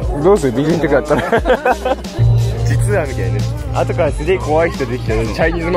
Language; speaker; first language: Japanese; native; Japanese